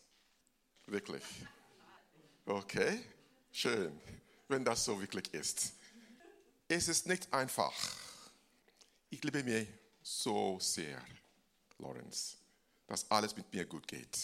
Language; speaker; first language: German; non-native, fluent; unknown